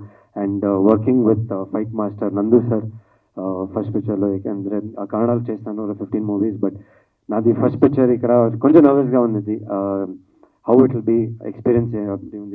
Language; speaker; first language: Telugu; non-native, learner; Kannada